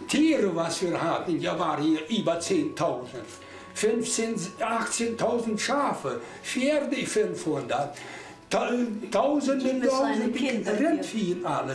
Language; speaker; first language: German; early bilingual, heritage; German